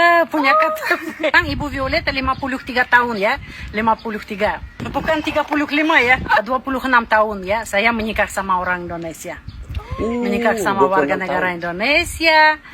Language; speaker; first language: Indonesian; non-native, fluent; Russian